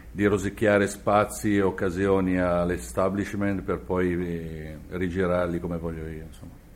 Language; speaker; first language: Italian; native; Italian